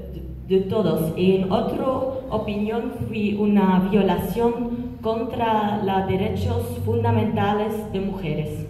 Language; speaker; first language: Spanish; non-native, learner; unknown